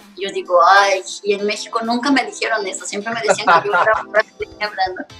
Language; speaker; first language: Spanish; non-native, fluent; Portuguese